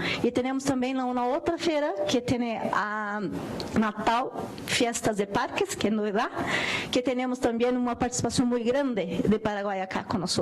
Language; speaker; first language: Portuguese; non-native, learner; Spanish